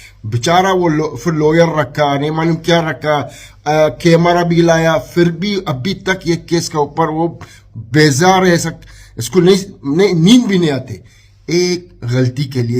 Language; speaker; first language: Hindi; non-native, fluent; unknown